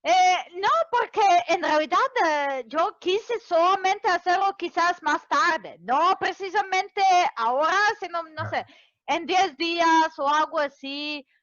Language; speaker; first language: Spanish; non-native, fluent; Serbian